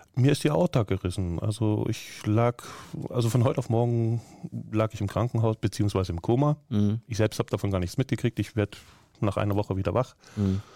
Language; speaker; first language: German; native; German